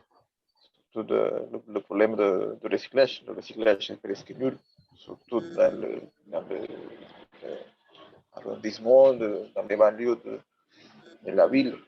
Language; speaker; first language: French; non-native, learner; Spanish